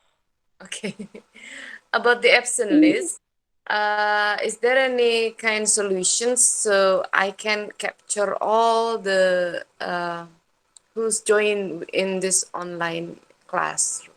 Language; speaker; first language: English; non-native, learner; Indonesian